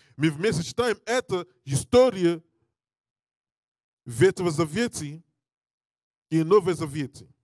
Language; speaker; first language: Russian; non-native, learner; English